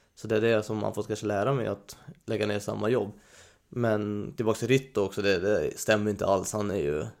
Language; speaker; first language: Swedish; non-native, fluent; Hungarian